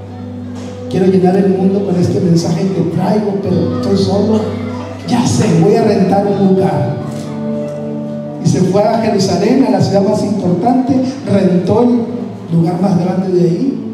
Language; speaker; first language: Spanish; native; Spanish